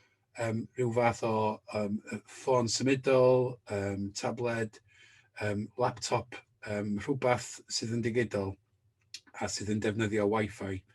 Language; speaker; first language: Welsh; native; Welsh